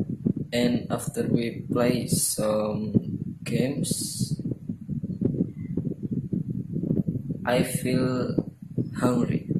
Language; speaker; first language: English; non-native, learner; Indonesian